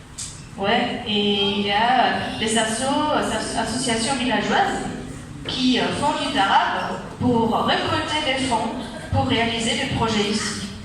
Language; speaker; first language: French; non-native, fluent; German